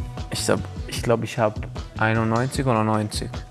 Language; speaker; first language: German; non-native, fluent; Hungarian